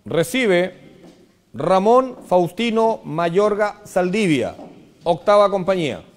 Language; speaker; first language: Spanish; native; Spanish